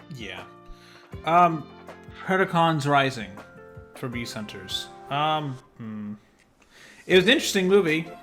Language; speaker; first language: English; native; English